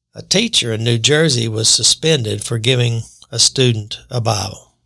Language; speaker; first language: English; native; English